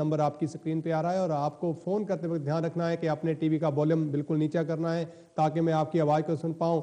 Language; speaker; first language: Hindi; non-native, local second language; Punjabi